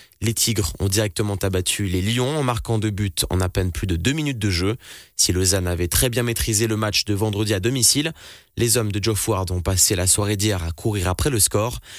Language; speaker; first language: French; native; French